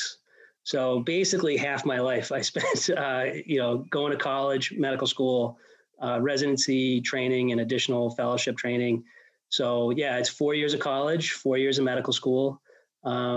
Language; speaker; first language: English; native; English